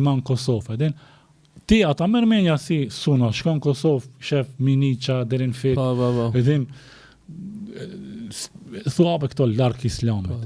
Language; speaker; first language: Albanian; native; Albanian